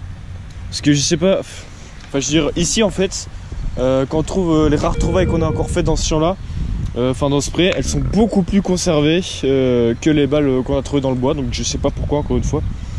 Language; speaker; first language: French; native; French